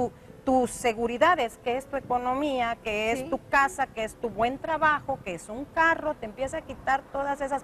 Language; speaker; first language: Spanish; native; Spanish